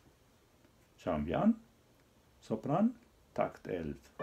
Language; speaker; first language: German; non-native, learner; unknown